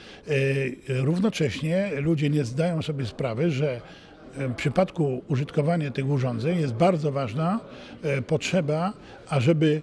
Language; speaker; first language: Polish; native; Polish